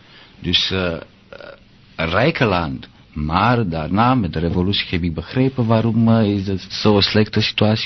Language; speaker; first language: Dutch; non-native, learner; Romanian